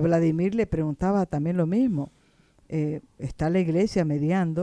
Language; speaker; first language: Spanish; native; Spanish